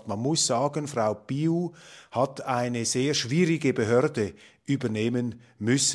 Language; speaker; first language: German; native; German